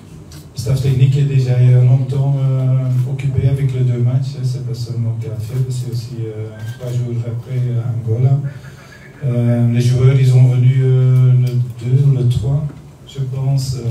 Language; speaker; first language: French; non-native, learner; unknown